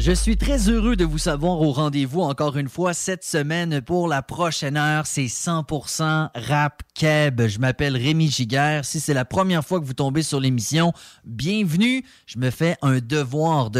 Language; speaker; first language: French; native; French